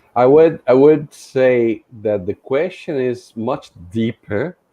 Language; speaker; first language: English; non-native, fluent; Portuguese